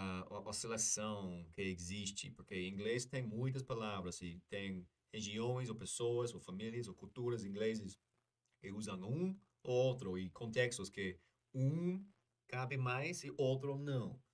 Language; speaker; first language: Portuguese; non-native, fluent; English